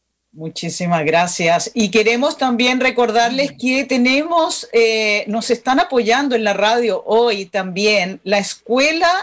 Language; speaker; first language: Spanish; native; Spanish